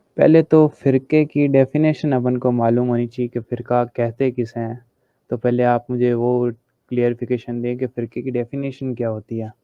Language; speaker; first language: Urdu; native; Urdu